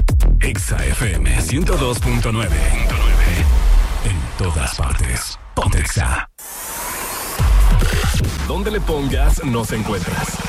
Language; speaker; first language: Spanish; native; Spanish